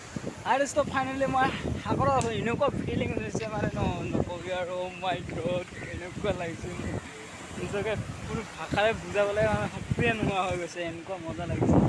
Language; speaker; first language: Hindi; non-native, local second language; Assamese